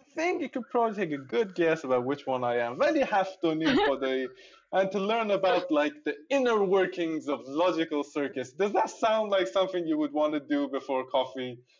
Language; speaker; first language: English; non-native, fluent; Persian